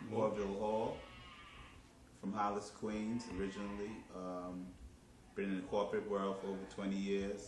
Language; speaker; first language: English; native; English